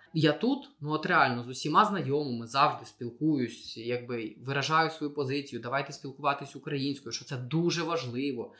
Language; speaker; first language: Ukrainian; non-native, local second language; Russian